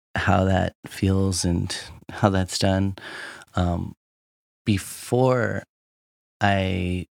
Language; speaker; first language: English; native; English